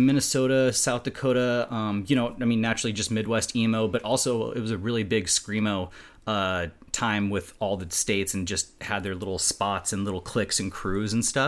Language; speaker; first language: English; native; English